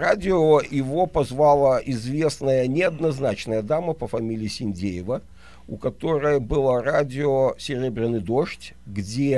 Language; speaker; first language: Russian; native; Russian